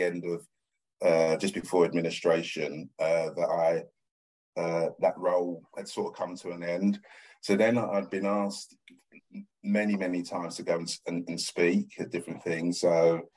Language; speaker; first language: English; native; English